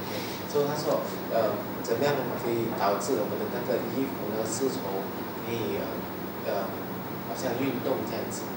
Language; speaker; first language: Thai; non-native, learner; Chinese